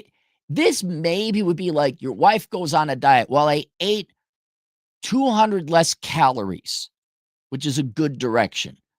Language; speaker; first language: English; native; English